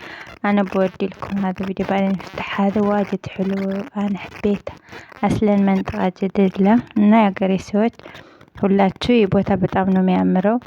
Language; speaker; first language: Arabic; non-native, learner; Amharic